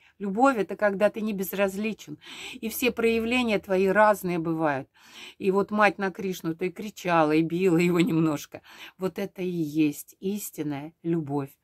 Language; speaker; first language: Russian; native; Russian